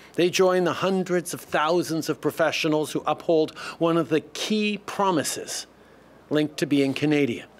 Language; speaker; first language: English; native; English